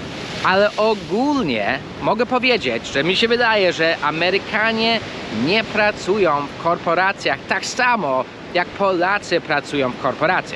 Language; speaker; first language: Polish; early bilingual, heritage; Polish